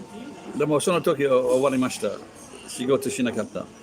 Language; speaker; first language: Japanese; non-native, learner; English